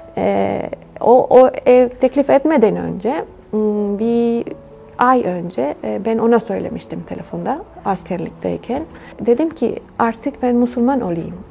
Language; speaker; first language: Turkish; non-native, fluent; Spanish